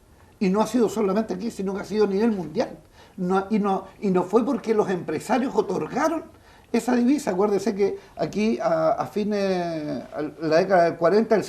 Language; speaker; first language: Spanish; native; Spanish